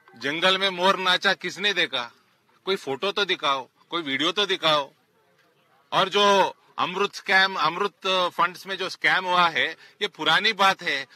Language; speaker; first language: Hindi; non-native, local second language; Telugu